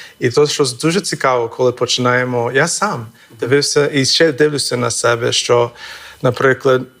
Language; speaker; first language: Ukrainian; non-native, fluent; English